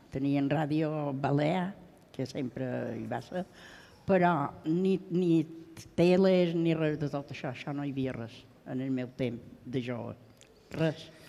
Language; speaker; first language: Catalan; native; Catalan